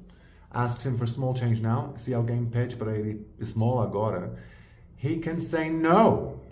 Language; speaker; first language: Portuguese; non-native, fluent; English